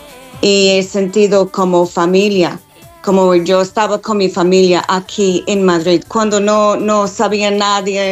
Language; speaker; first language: Spanish; non-native, learner; English